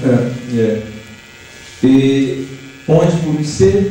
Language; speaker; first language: French; non-native, learner; Portuguese